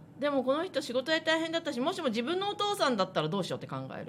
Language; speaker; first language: Japanese; native; Japanese